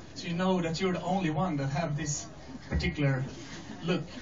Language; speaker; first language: English; non-native, fluent; Swedish